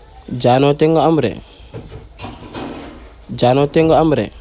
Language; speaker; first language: Spanish; non-native, fluent; Wolof